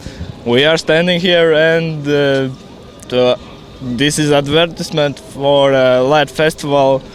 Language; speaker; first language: English; non-native, learner; Latvian